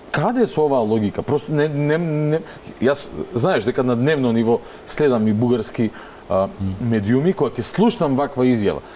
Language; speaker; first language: Macedonian; native; Macedonian